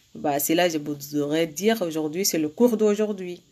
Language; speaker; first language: French; non-native, learner; Arabic